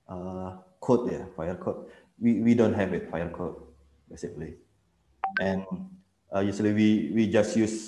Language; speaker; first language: English; non-native, fluent; Indonesian